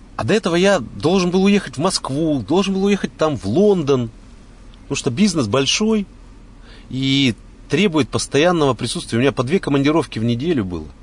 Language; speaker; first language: Russian; native; Russian